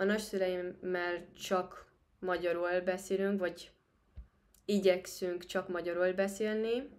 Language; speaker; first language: Hungarian; non-native, fluent; Spanish